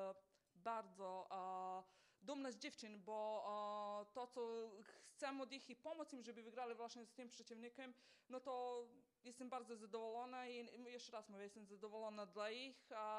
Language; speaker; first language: Polish; non-native, fluent; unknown